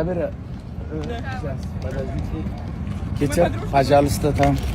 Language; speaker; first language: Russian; non-native, learner; Uzbek